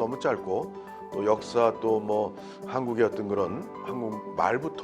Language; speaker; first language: Korean; native; Korean